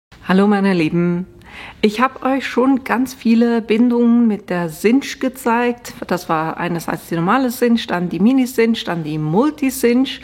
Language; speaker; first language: German; native; German